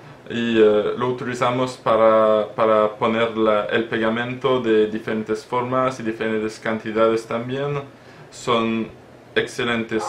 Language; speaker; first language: Spanish; non-native, learner; French